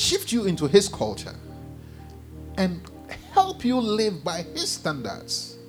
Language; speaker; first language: English; non-native, local second language; Akan